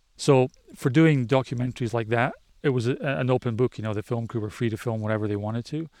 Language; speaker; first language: English; native; English